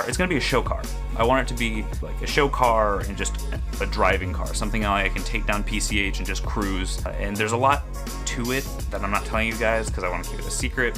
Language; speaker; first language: English; native; English